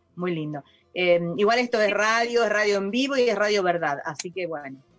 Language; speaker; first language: Spanish; native; Spanish